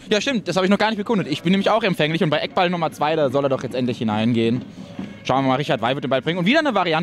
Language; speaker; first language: German; native; German